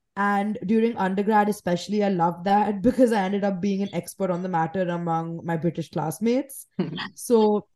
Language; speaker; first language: English; non-native, local second language; Hindi